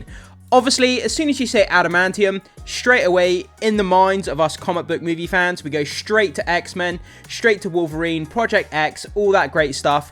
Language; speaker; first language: English; native; English